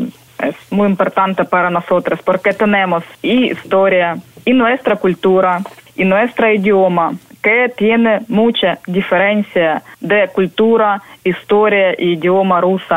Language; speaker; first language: Spanish; non-native, learner; Ukrainian